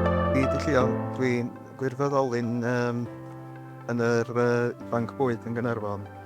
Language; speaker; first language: Welsh; native; Welsh